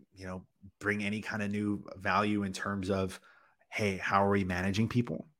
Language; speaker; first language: English; native; English